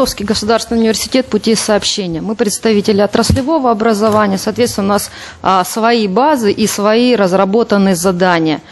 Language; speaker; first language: Russian; native; Russian